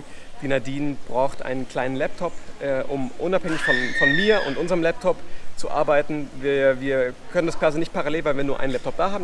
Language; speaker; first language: German; native; German